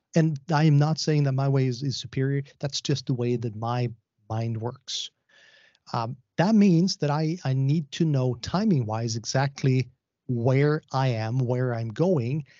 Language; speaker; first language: English; non-native, fluent; Swedish